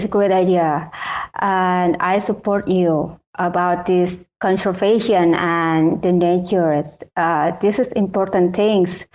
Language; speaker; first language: English; non-native, learner; Indonesian